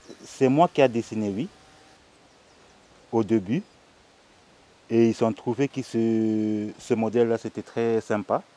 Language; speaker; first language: French; non-native, local second language; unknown